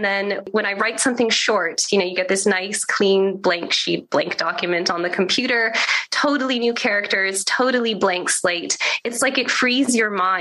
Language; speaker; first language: English; native; English